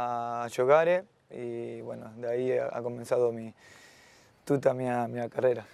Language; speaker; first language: Italian; non-native, fluent; Spanish